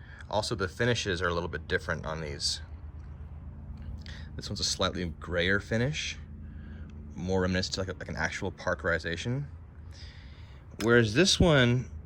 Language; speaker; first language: English; native; English